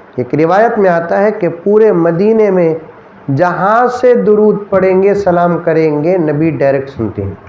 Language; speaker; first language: Urdu; native; Urdu